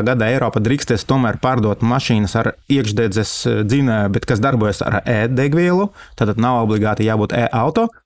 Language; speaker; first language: Latvian; non-native, local second language; Russian